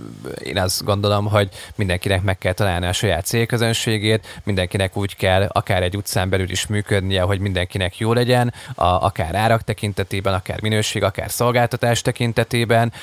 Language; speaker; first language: Hungarian; native; Hungarian